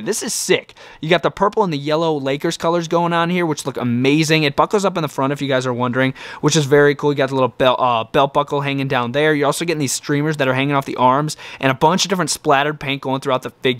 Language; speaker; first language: English; native; English